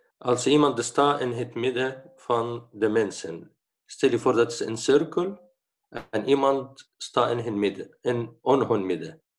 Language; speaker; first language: Dutch; non-native, fluent; Arabic